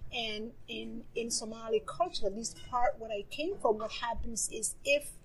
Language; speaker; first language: English; non-native, fluent; Somali